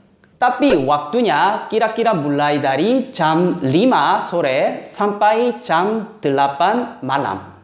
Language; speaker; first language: Indonesian; non-native, fluent; Korean